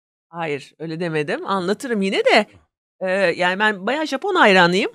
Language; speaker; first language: Turkish; native; Turkish